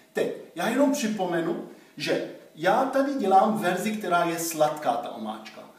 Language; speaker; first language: Czech; non-native, fluent; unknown